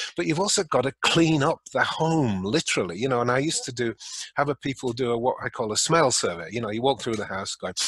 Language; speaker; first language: English; native; English